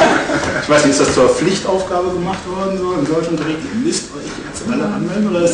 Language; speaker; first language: German; native; German